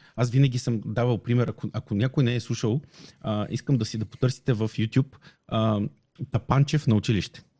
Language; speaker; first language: Bulgarian; native; Bulgarian